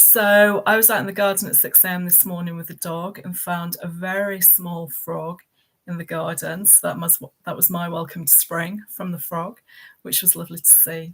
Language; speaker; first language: English; native; English